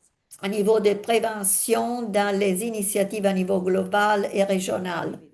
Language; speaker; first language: French; non-native, fluent; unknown